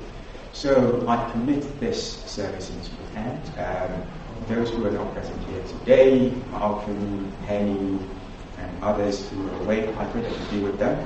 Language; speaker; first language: English; non-native, local second language; Yoruba